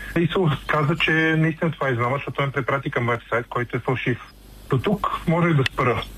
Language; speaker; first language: Bulgarian; native; Bulgarian